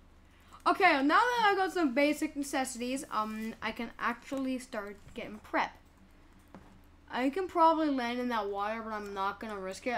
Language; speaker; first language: English; native; English